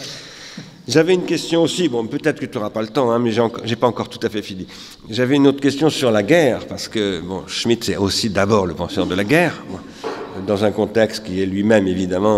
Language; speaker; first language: French; native; French